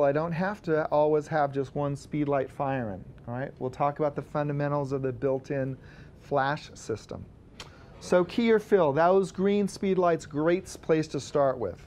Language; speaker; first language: English; native; English